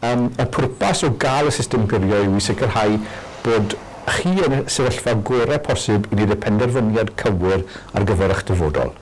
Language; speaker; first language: Welsh; native; Welsh